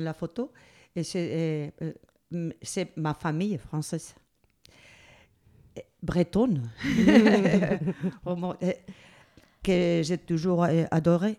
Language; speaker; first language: French; non-native, fluent; Spanish